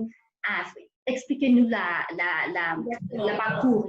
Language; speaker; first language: French; non-native, fluent; English